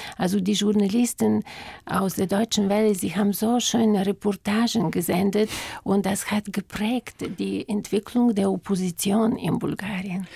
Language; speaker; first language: German; non-native, fluent; Bulgarian